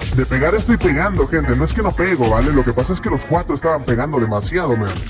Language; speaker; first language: Spanish; native; Spanish